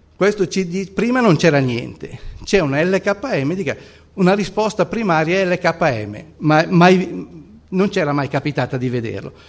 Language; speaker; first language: Italian; native; Italian